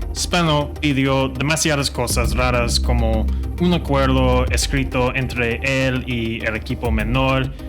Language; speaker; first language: Spanish; non-native, fluent; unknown